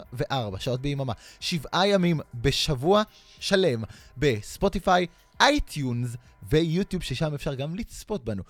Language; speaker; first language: Hebrew; native; Hebrew